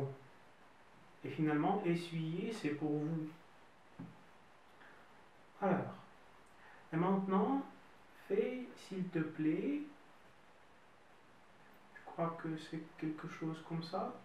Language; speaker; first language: French; non-native, fluent; Russian